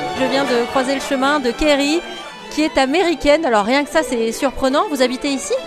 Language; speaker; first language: French; native; French